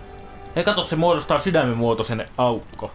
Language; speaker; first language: Finnish; native; Finnish